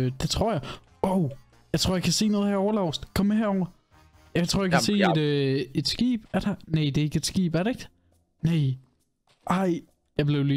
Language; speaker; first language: Danish; native; Danish